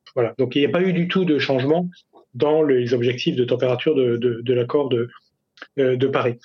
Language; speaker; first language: French; native; French